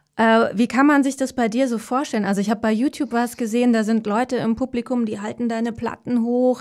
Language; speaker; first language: German; native; German